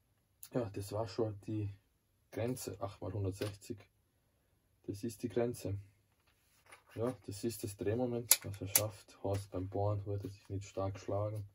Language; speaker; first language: German; native; German